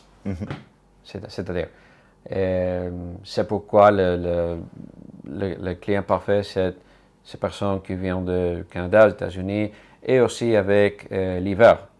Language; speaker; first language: French; non-native, learner; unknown